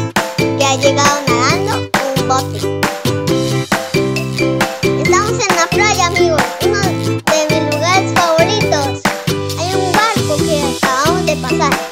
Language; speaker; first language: Spanish; early bilingual, heritage; Spanish